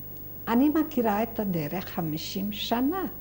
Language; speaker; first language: Hebrew; non-native, fluent; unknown